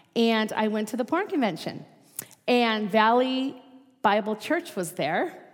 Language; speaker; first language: English; native; English